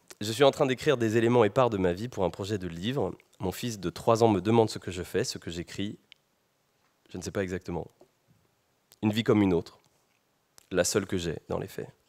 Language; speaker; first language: French; native; French